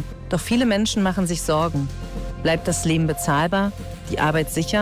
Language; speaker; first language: German; native; German